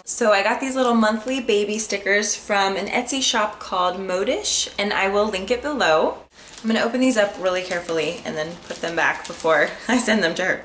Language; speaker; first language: English; native; English